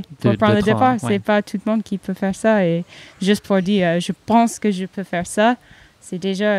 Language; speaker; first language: French; non-native, fluent; English